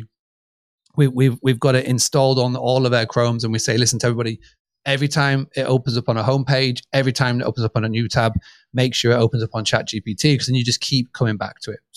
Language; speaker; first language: English; native; English